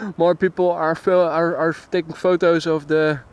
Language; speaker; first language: English; non-native, fluent; Dutch